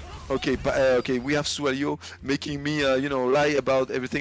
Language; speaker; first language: English; non-native, fluent; French